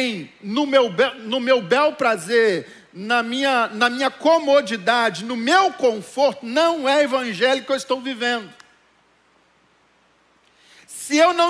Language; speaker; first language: Portuguese; native; Portuguese